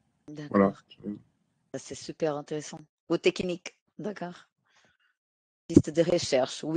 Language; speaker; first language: French; non-native, fluent; Portuguese